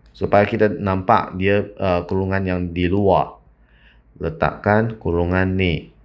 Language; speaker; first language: Malay; non-native, local second language; Chinese